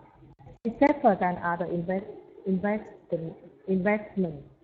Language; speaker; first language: English; non-native, learner; Vietnamese